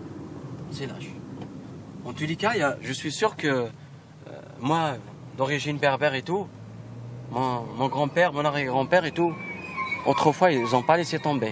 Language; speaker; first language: French; non-native, local second language; Kabyle